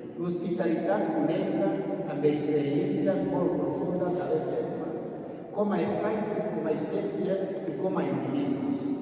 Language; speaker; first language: Catalan; non-native, fluent; Kinyarwanda